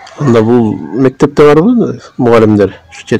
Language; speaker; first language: Kyrgyz; native; Kyrgyz